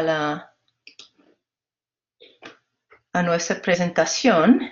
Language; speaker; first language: Spanish; non-native, fluent; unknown